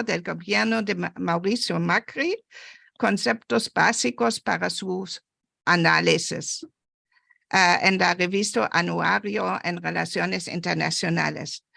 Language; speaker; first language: Spanish; non-native, fluent; German